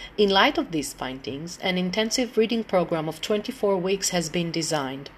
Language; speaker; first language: English; non-native, fluent; Hebrew